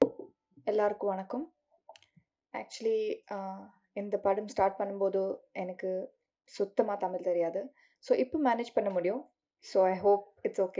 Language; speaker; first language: Tamil; non-native, learner; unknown